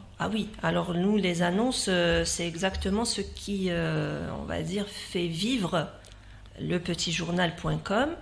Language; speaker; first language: French; non-native, local second language; Arabic